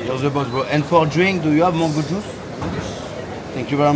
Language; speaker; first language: English; non-native, learner; French